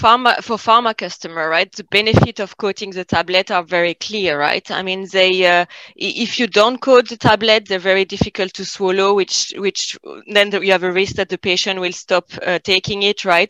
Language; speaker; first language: English; non-native, fluent; French